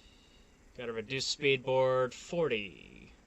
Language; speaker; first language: English; native; English